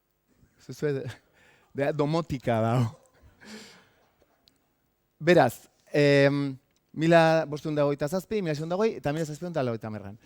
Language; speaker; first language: Basque; native; Basque